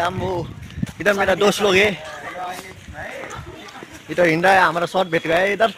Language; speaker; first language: Hindi; non-native, learner; Nepali